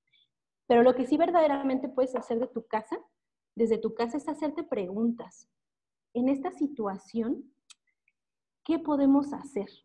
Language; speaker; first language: Spanish; native; Spanish